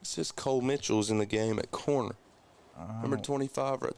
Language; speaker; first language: English; native; English